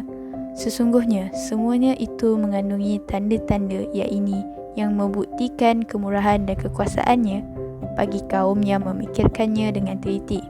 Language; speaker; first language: Malay; native; Malay